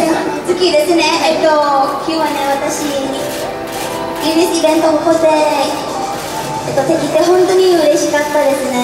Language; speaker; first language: Japanese; non-native, learner; Thai